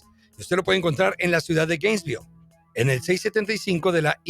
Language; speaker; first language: Spanish; native; Spanish